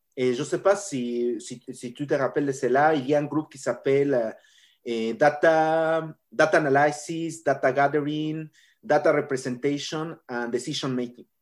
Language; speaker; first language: French; non-native, fluent; Spanish